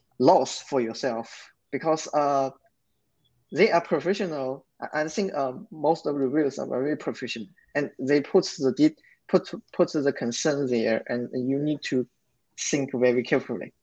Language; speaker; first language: English; non-native, learner; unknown